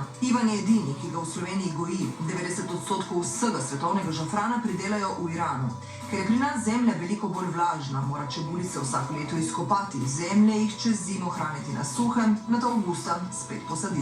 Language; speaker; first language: Slovenian; native; Slovenian